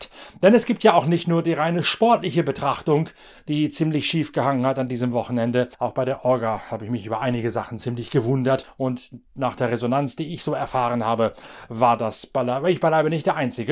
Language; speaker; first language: German; native; German